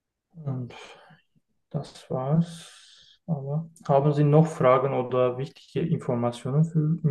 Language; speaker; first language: German; non-native, learner; Turkish